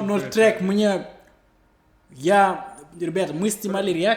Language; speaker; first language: Russian; non-native, learner; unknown